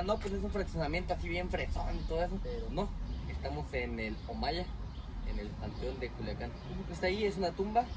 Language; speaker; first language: Spanish; native; Spanish